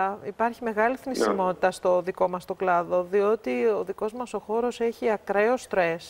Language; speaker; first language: Greek; native; Greek